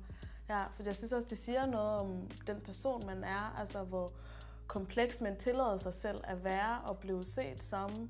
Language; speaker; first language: Danish; native; Danish